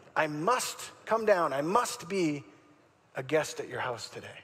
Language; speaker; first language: English; native; English